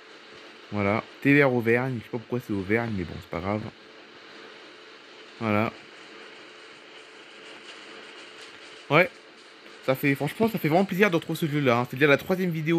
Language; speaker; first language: French; native; French